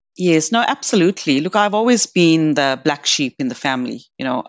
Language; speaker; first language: English; native; English